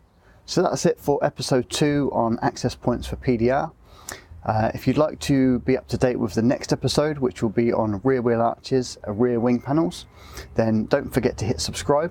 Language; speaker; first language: English; native; English